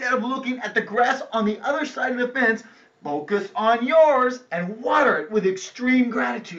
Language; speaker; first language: English; native; English